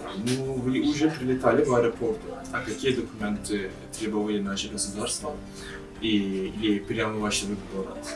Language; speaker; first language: Russian; non-native, learner; Turkish